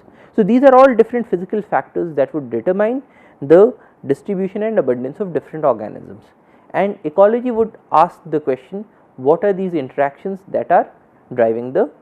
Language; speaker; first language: English; non-native, local second language; Hindi